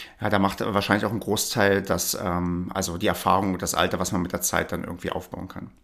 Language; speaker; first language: German; native; German